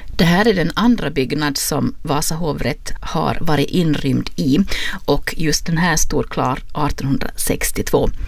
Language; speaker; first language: Swedish; native; Swedish